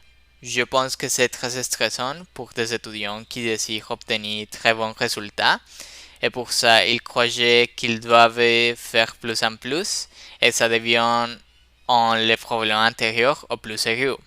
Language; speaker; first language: French; non-native, learner; Spanish